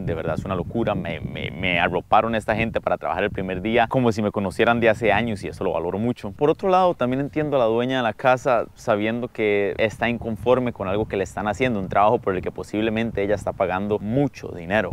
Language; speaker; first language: Spanish; native; Spanish